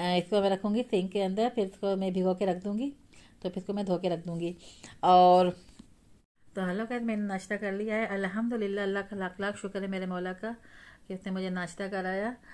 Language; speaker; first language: Urdu; native; Urdu